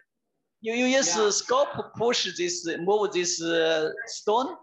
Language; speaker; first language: English; non-native, learner; Chinese